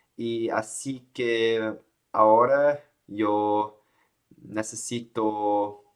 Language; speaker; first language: Spanish; non-native, learner; Chinese